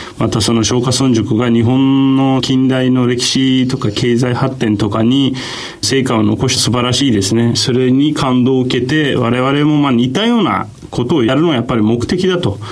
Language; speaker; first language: Japanese; non-native, fluent; Turkish